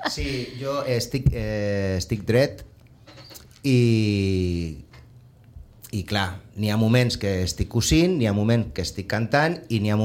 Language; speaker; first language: Catalan; non-native, local second language; Spanish